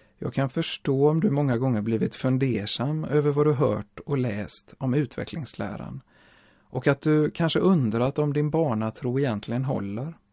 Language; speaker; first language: Swedish; native; Swedish